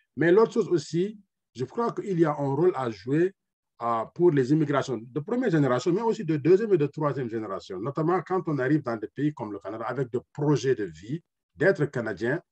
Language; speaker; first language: French; non-native, local second language; Wolof